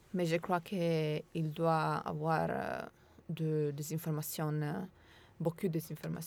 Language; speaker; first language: French; non-native, learner; Italian